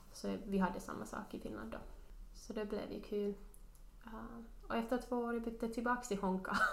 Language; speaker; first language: Swedish; non-native, local second language; Finnish